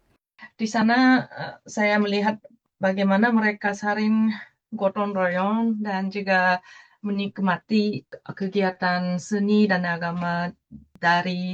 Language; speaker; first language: Indonesian; non-native, fluent; Japanese